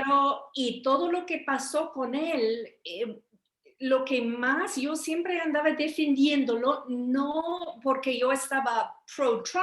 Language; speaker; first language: Spanish; early bilingual, heritage; Spanish